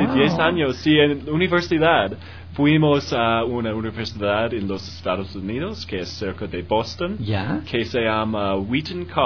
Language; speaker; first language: Spanish; non-native, learner; English